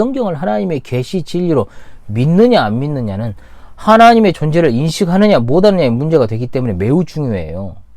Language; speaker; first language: Korean; native; Korean